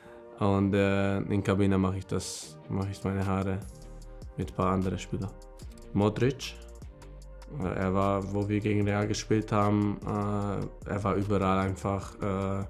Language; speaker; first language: German; non-native, fluent; Hungarian